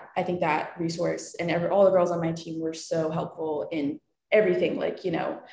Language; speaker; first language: English; native; English